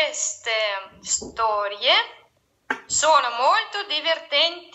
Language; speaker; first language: Italian; non-native, learner; Russian